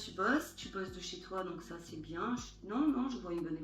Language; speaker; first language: French; native; French